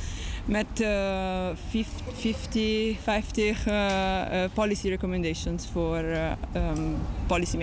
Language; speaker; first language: Dutch; non-native, learner; English